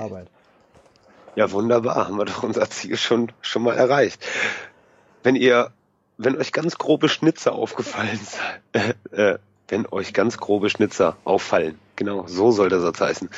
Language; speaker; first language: German; native; German